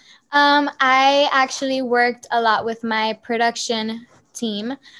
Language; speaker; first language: English; early bilingual, other home language; Spanish